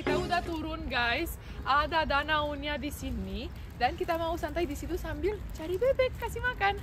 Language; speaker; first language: Indonesian; non-native, fluent; Romanian